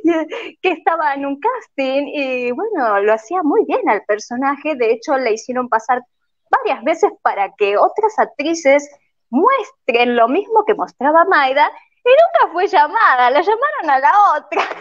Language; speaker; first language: Spanish; native; Spanish